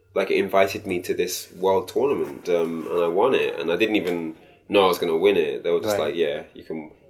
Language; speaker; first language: English; native; English